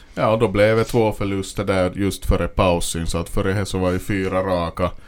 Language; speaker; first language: Swedish; native; Swedish